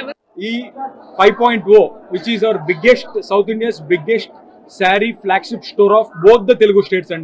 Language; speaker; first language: Telugu; native; Telugu